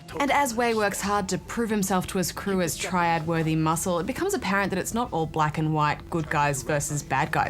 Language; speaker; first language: English; native; English